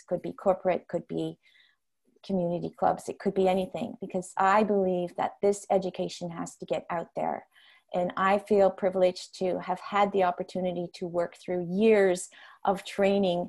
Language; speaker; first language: English; non-native, fluent; Dutch